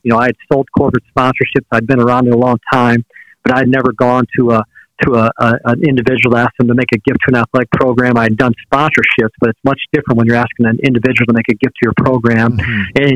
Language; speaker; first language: English; native; English